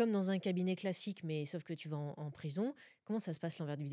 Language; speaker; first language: French; native; French